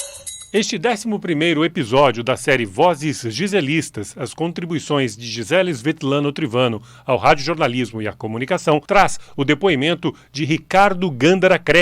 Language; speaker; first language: Portuguese; native; Portuguese